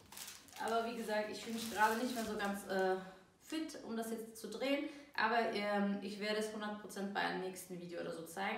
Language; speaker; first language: German; early bilingual, other home language; Turkish